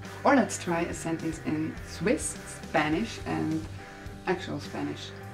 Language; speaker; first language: English; non-native, fluent; Swiss German